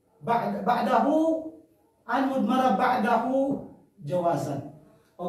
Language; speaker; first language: Arabic; non-native, fluent; Filipino